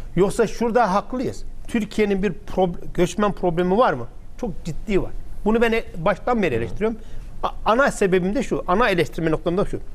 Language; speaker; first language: Turkish; native; Turkish